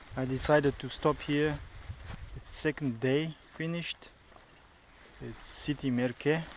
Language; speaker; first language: English; non-native, learner; Kazakh